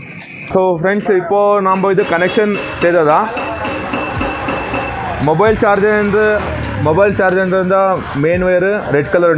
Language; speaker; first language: Tamil; non-native, learner; Malayalam